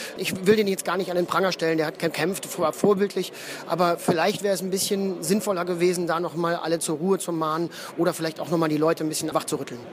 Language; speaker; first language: German; native; German